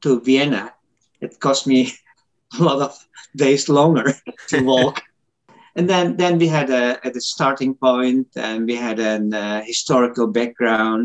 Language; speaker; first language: English; non-native, fluent; Turkish